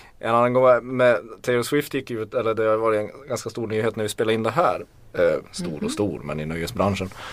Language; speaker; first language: Swedish; native; Swedish